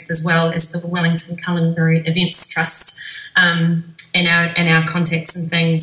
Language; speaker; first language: English; native; English